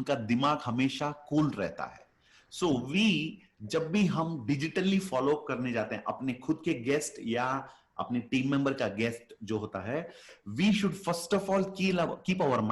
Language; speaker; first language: Hindi; native; Hindi